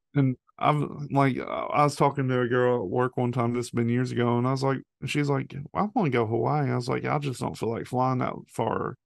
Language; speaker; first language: English; native; English